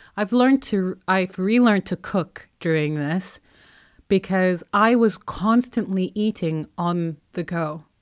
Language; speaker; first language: English; non-native, fluent; Arabic